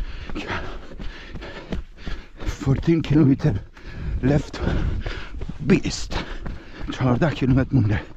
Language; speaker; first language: English; non-native, learner; Persian